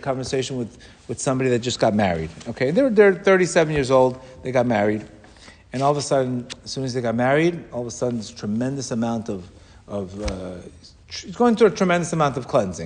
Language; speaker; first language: English; native; English